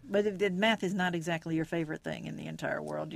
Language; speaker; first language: English; native; English